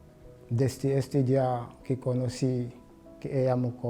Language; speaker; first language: Spanish; non-native, learner; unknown